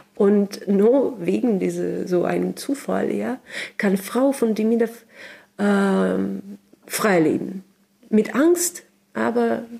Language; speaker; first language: German; non-native, learner; Russian